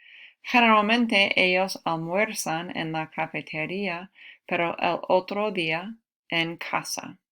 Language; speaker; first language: Spanish; non-native, fluent; English